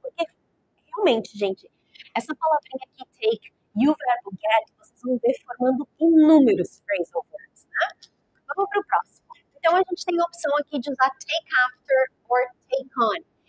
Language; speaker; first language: Portuguese; native; Portuguese